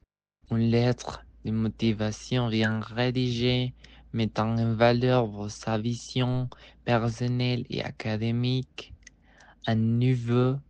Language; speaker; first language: French; non-native, fluent; Spanish